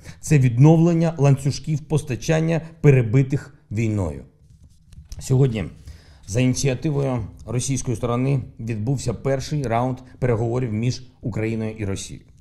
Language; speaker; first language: Ukrainian; non-native, local second language; Russian